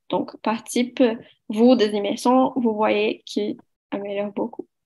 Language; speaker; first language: French; non-native, learner; Portuguese